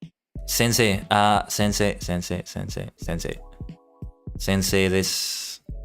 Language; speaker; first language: Japanese; non-native, learner; English